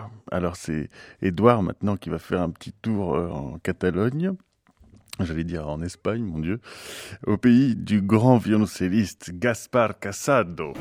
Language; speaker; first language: French; native; French